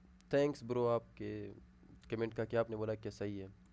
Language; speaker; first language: Hindi; native; Hindi